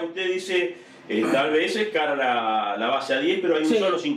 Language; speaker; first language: Spanish; native; Spanish